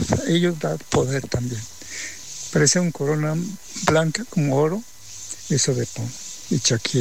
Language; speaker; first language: Spanish; non-native, local second language; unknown